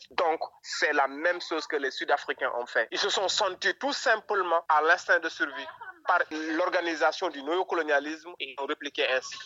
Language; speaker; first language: French; non-native, local second language; Wolof